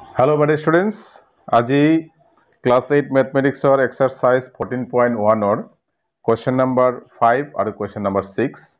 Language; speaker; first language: Assamese; non-native, local second language; Bangla